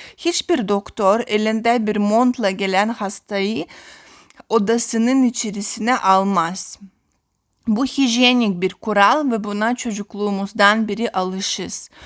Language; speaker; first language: Turkish; non-native, fluent; Russian